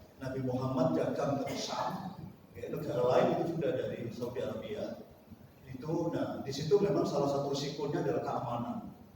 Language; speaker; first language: Indonesian; native; Indonesian